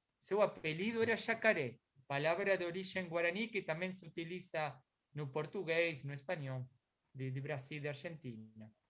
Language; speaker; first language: Portuguese; non-native, fluent; Spanish